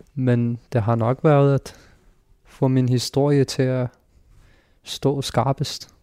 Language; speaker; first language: Danish; early bilingual, other home language; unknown